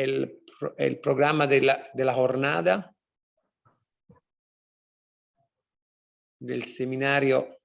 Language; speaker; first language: Spanish; non-native, fluent; Italian